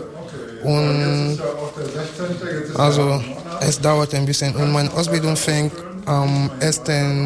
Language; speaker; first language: German; non-native, learner; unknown